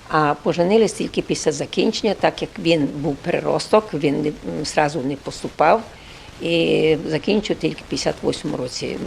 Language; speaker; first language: Ukrainian; non-native, local second language; Rusyn